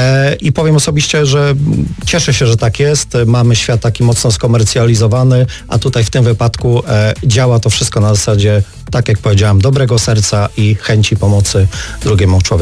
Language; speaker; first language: Polish; native; Polish